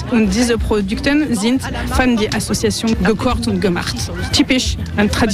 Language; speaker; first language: German; non-native, learner; French